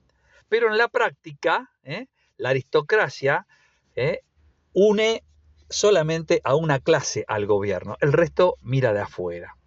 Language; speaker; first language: Spanish; native; Spanish